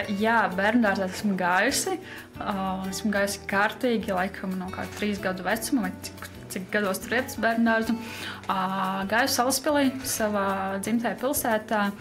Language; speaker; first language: Latvian; non-native, local second language; Russian